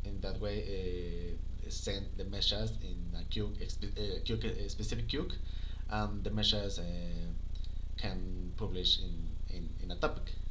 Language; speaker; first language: English; non-native, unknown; Spanish